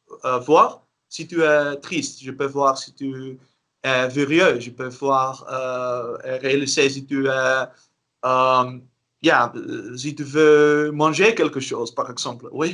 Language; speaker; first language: French; non-native, learner; Dutch